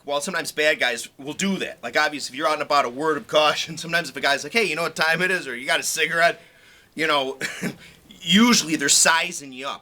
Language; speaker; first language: English; native; English